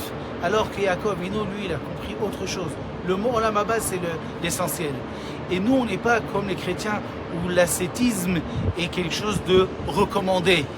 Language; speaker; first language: French; native; French